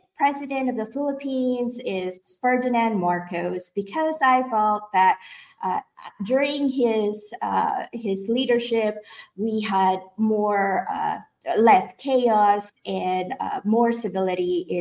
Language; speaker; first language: English; non-native, local second language; Filipino